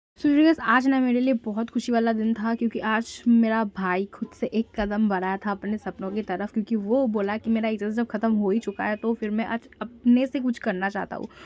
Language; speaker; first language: Hindi; non-native, local second language; Bangla